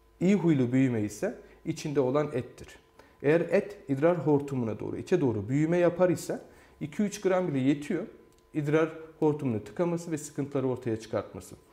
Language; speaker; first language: Turkish; early bilingual, heritage; Turkish